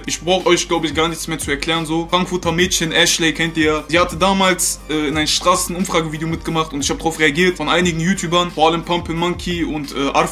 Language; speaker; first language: German; native; German